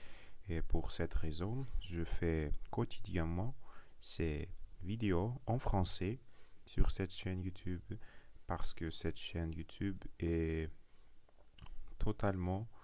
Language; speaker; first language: French; non-native, learner; Russian